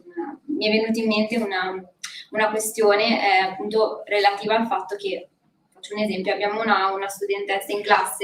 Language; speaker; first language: Italian; native; Italian